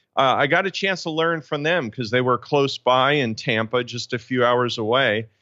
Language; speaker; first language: English; native; English